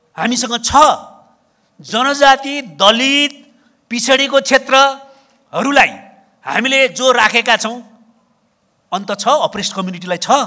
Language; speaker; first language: Nepali; native; Nepali